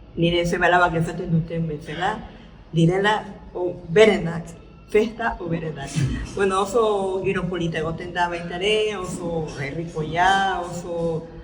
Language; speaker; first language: Basque; non-native, fluent; Spanish